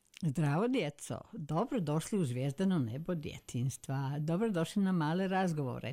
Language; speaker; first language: Serbian; native; Serbian